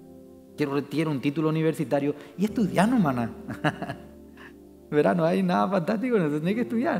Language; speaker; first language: Spanish; native; Spanish